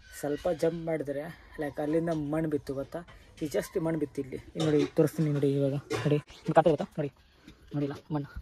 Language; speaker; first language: Kannada; non-native, local second language; Urdu